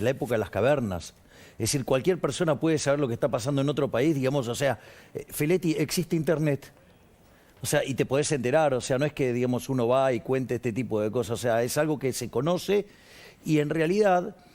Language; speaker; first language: Spanish; native; Spanish